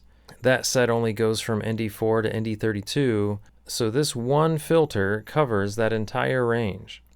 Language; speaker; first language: English; native; English